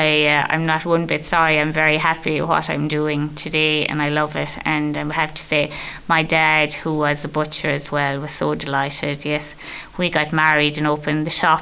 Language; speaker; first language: English; native; English